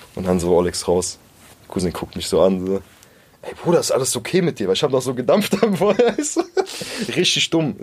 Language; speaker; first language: German; native; German